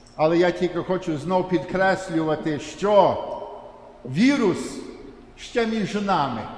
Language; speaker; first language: Ukrainian; early bilingual, heritage; Ukrainian